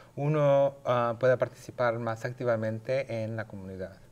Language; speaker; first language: Spanish; native; Spanish